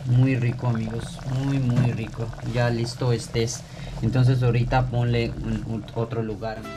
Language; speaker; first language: Spanish; non-native, learner; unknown